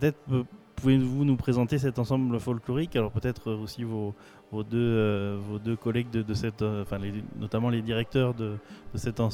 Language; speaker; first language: French; native; French